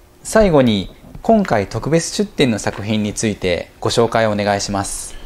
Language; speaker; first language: Japanese; native; Japanese